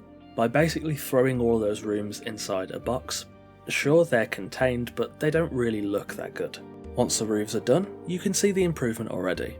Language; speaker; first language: English; native; English